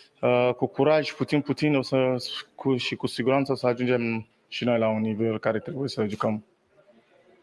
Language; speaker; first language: Romanian; non-native, learner; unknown